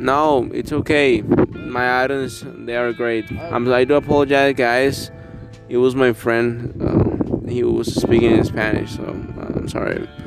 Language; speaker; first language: English; non-native, learner; Spanish